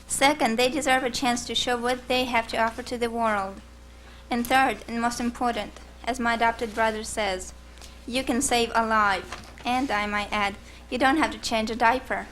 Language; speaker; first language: English; early bilingual, other home language; Russian